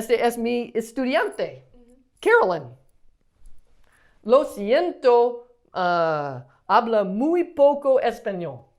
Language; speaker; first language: Spanish; non-native, learner; English